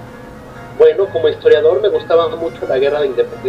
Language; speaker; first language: Spanish; native; Spanish